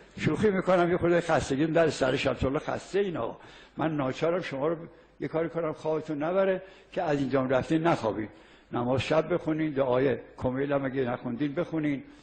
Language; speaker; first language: Persian; native; Persian